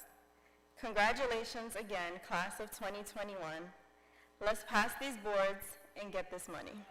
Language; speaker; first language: English; native; English